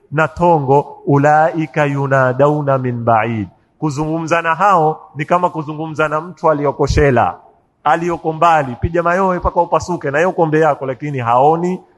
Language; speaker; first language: Swahili; native; Swahili